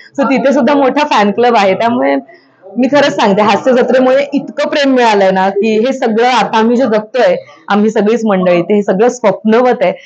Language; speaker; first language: Marathi; native; Marathi